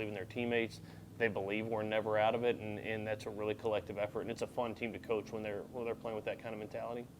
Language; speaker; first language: English; native; English